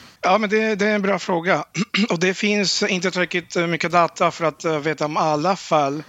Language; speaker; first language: Swedish; non-native, fluent; Spanish